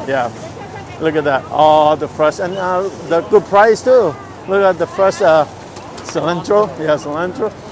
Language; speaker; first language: English; non-native, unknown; Lao